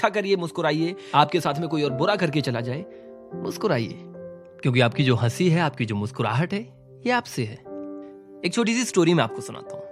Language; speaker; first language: Hindi; native; Hindi